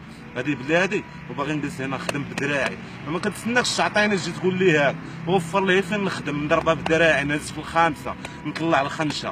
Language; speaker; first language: Arabic; native; Arabic